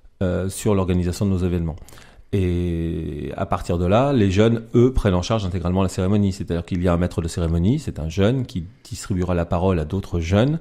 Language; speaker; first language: French; native; French